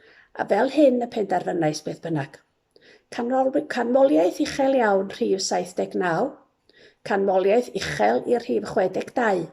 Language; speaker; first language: Welsh; native; Welsh